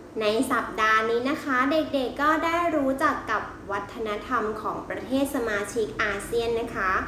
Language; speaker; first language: Thai; native; Thai